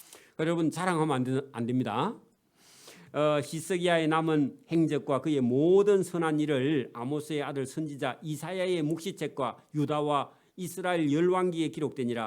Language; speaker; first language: Korean; native; Korean